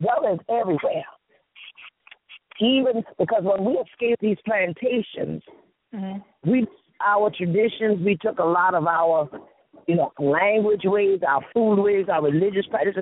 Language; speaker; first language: English; native; English